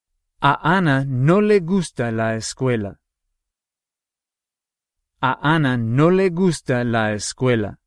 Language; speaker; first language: Spanish; non-native, fluent; English